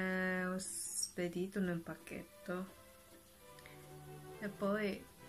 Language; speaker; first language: Italian; non-native, learner; Japanese